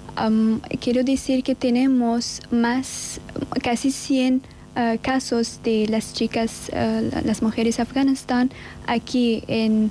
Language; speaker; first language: Spanish; non-native, learner; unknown